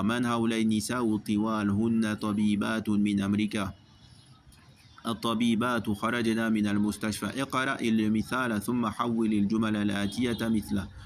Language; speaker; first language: Arabic; non-native, fluent; French